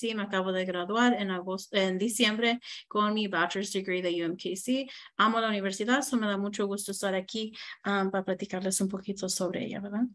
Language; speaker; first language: Spanish; early bilingual, heritage; Spanish